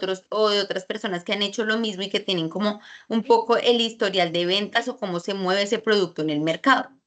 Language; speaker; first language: Spanish; native; Spanish